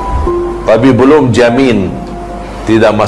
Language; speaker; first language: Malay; non-native, fluent; Arabic